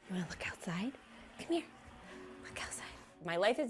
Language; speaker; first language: English; native; English